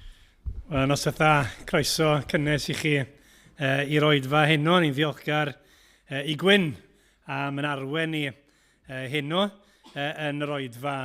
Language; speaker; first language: Welsh; native; Welsh